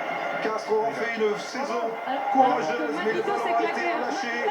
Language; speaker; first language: French; native; French